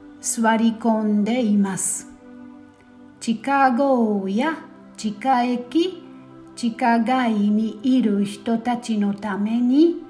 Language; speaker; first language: Japanese; non-native, fluent; German